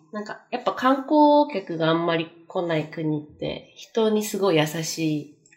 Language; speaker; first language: Japanese; native; Japanese